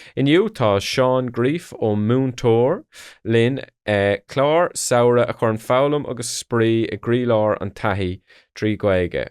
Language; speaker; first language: Irish; non-native, local second language; English